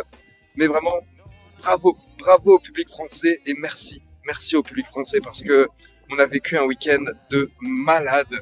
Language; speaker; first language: French; native; French